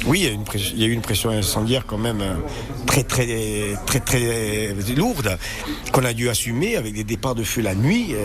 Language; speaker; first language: French; native; French